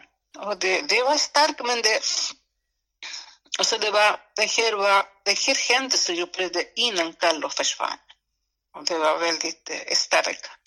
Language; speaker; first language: Swedish; non-native, fluent; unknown